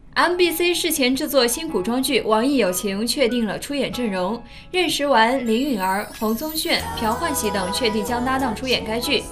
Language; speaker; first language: Chinese; native; Chinese